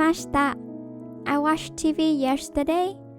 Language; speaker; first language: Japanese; non-native, fluent; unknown